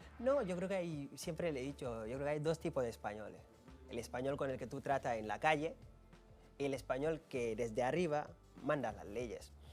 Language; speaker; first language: Spanish; non-native, fluent; Wolof